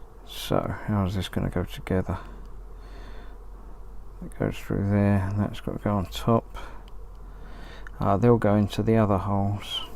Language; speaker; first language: English; native; English